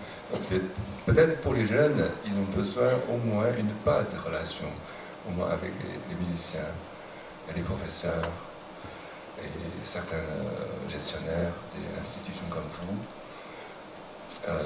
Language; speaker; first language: French; non-native, fluent; Chinese